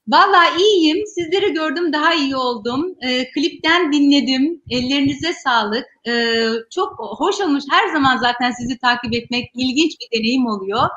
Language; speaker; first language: Turkish; native; Turkish